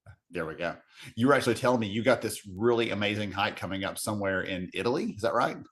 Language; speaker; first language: English; native; English